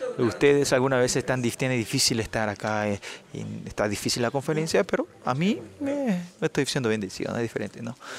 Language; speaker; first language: Spanish; non-native, fluent; Korean